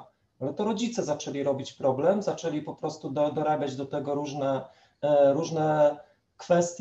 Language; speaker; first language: Polish; native; Polish